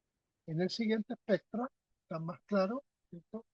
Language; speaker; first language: Spanish; native; Spanish